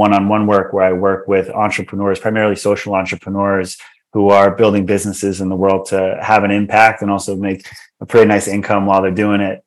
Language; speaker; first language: English; native; English